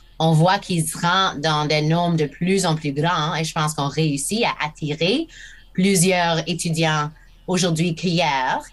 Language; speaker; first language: French; non-native, local second language; English